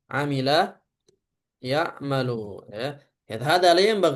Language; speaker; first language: Arabic; non-native, fluent; Indonesian